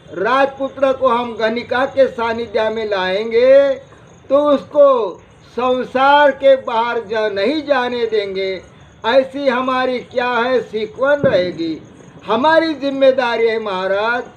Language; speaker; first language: Hindi; non-native, local second language; Marathi